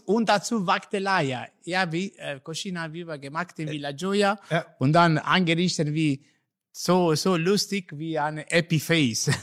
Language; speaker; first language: German; non-native, learner; Italian